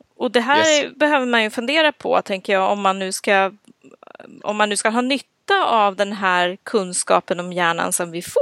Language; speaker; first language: Swedish; native; Swedish